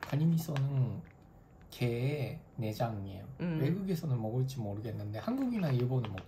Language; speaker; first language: Korean; non-native, fluent; Japanese